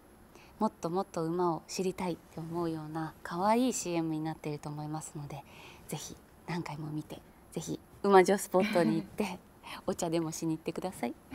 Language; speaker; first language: Japanese; native; Japanese